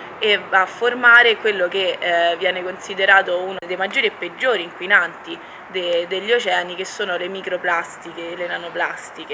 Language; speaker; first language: Italian; native; Italian